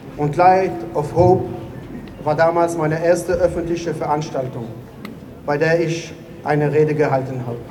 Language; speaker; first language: German; non-native, fluent; Hebrew